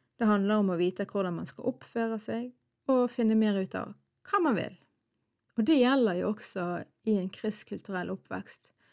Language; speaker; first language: Norwegian; early bilingual, other home language; Arabic